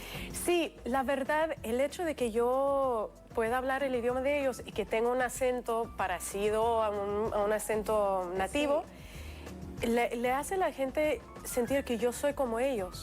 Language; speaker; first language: Spanish; non-native, fluent; Russian